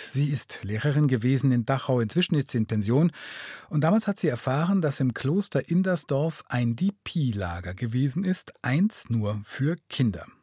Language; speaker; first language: German; native; German